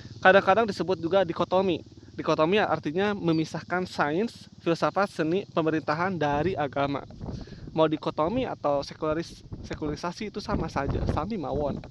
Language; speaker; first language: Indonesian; non-native, local second language; Sundanese